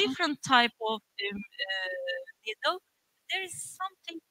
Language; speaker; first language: English; non-native, learner; Turkish